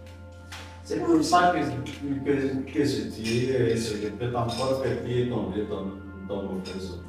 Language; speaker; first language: French; non-native, local second language; Malagasy